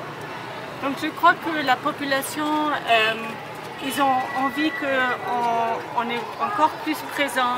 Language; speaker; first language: French; non-native, fluent; German